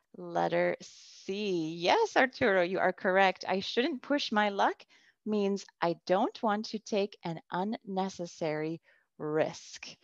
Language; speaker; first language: English; native; English